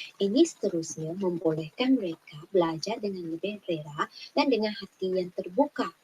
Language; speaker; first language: Malay; non-native, local second language; Chinese